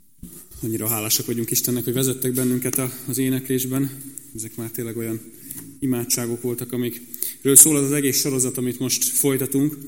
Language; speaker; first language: Hungarian; native; Hungarian